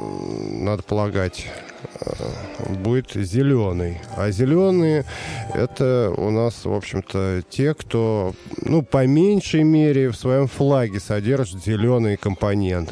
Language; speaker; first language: Russian; native; Russian